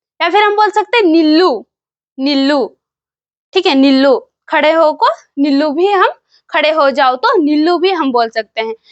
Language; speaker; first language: Hindi; non-native, local second language; Kannada